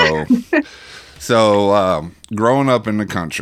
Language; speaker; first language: English; native; English